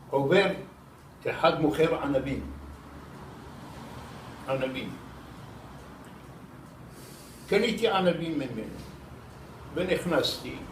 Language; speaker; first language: Hebrew; non-native, fluent; Arabic